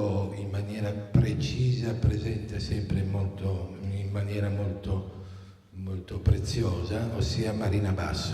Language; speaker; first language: Italian; native; Italian